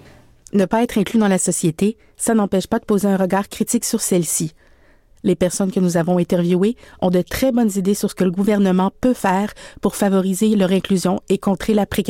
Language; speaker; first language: French; native; French